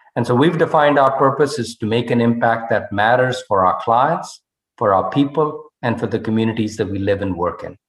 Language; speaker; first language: English; non-native, local second language; Hindi